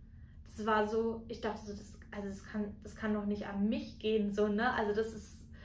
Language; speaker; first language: German; native; German